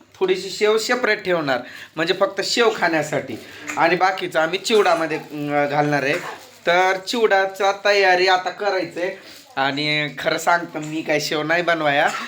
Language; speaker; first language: Marathi; native; Marathi